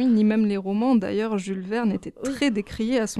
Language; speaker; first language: French; native; French